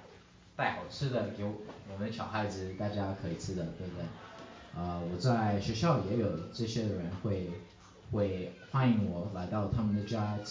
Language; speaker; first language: Chinese; early bilingual, heritage; English